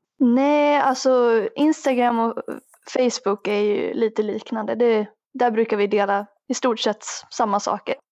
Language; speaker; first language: Swedish; native; Swedish